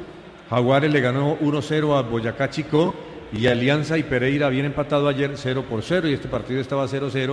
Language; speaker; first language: Spanish; native; Spanish